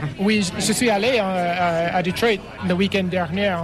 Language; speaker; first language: French; non-native, fluent; English